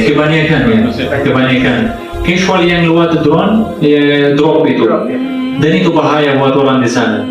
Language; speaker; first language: Indonesian; non-native, fluent; Arabic